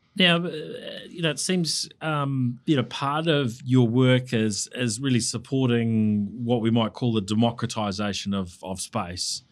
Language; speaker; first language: English; native; English